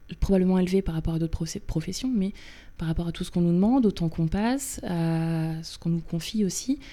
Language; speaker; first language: French; native; French